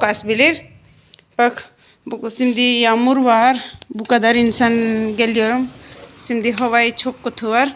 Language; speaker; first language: Turkish; non-native, learner; Gujarati